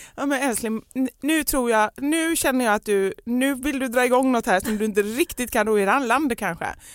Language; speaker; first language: Swedish; native; Swedish